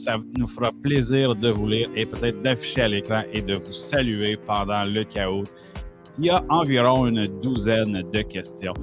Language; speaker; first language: French; native; French